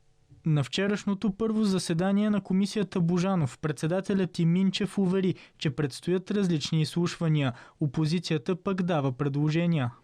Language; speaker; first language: Bulgarian; native; Bulgarian